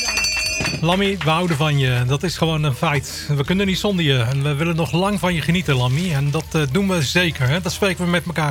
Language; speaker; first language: Dutch; native; Dutch